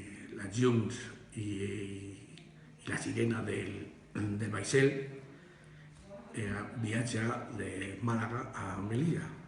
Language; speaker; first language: Catalan; non-native, local second language; Spanish